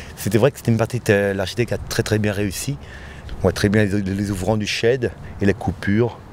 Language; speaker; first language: French; native; French